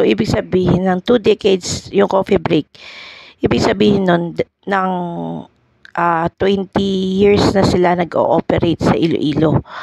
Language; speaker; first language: Filipino; non-native, local second language; Hiligaynon